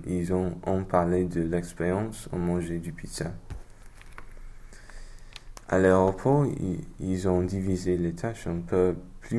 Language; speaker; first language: French; non-native, learner; English